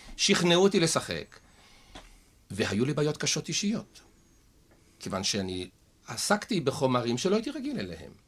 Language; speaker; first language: Hebrew; native; Hebrew